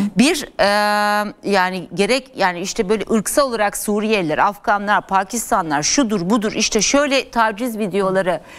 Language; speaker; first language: Turkish; native; Turkish